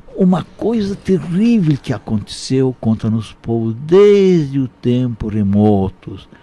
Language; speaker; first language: Portuguese; non-native, fluent; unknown